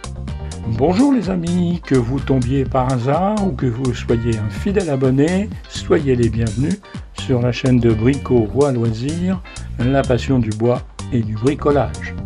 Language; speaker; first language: French; native; French